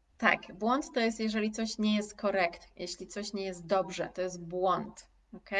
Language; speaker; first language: Polish; native; Polish